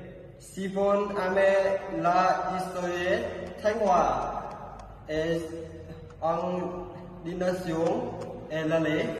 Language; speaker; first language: French; non-native, learner; Vietnamese